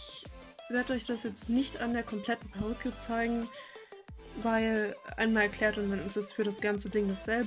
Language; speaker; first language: German; native; German